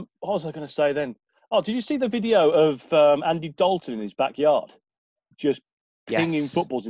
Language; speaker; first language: English; native; English